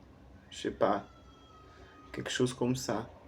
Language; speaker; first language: French; non-native, fluent; Portuguese